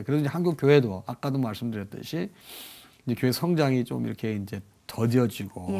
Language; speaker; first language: Korean; native; Korean